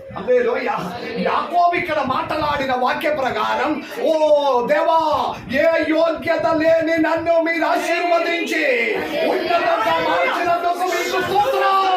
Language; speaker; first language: Telugu; non-native, local second language; Malayalam